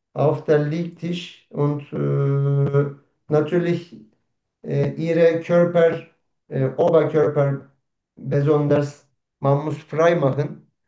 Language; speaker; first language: German; non-native, learner; Turkish